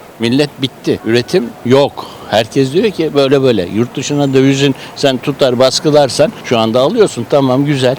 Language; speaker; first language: Turkish; native; Turkish